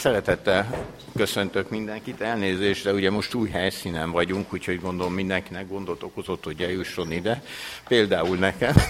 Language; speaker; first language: Hungarian; native; Hungarian